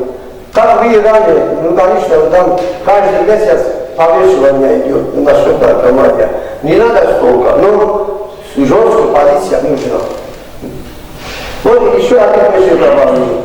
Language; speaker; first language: Russian; non-native, fluent; Azerbaijani